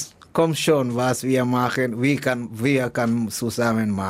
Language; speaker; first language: German; non-native, learner; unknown